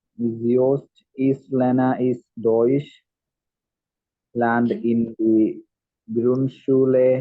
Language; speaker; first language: German; non-native, learner; Malayalam